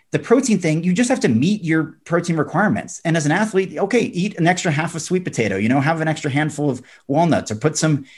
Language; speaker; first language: English; native; English